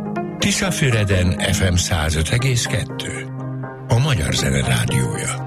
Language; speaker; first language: Hungarian; native; Hungarian